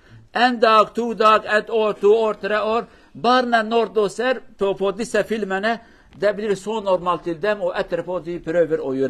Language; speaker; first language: Norwegian; non-native, fluent; Kurdish